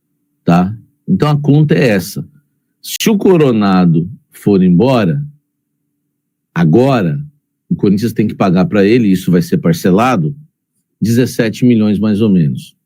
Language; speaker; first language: Portuguese; native; Portuguese